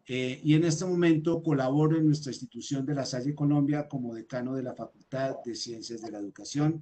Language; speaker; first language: Spanish; native; Spanish